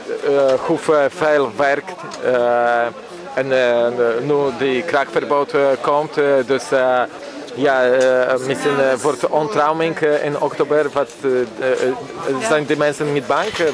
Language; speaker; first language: Dutch; non-native, learner; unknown